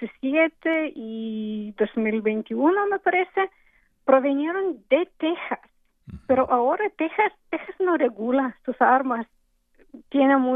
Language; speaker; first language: Spanish; non-native, fluent; English